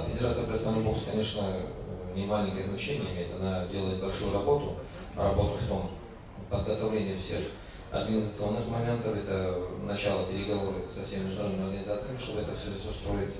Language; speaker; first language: Russian; native; Russian